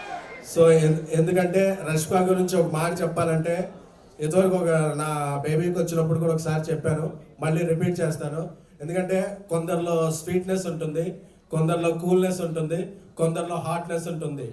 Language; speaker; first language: Telugu; native; Telugu